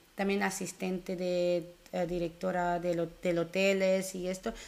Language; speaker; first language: Spanish; early bilingual, other home language; Dutch